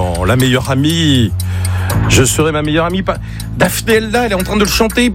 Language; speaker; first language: French; native; French